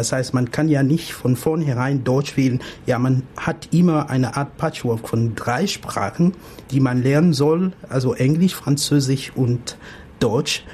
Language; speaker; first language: German; non-native, fluent; French